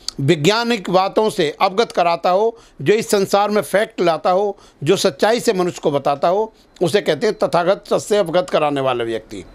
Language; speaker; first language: Hindi; native; Hindi